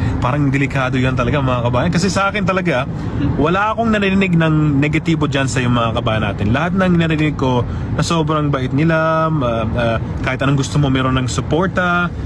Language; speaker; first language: Filipino; early bilingual, heritage; Arabic